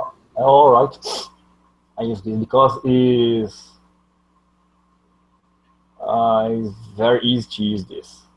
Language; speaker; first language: English; non-native, learner; Portuguese